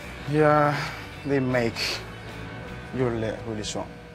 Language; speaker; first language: English; non-native, learner; Spanish